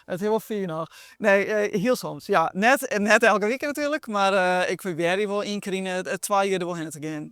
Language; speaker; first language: Dutch; non-native, local second language; Western Frisian